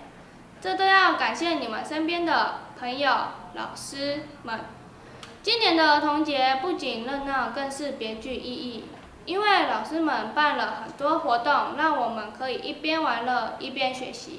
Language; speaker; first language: Chinese; native; Chinese